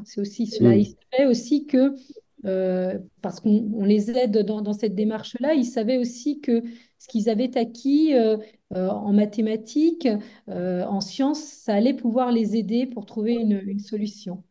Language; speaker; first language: French; native; French